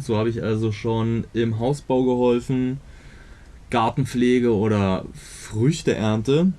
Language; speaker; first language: German; native; German